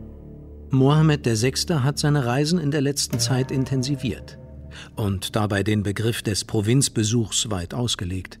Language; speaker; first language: German; native; German